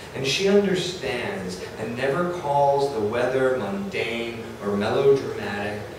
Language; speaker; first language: English; native; English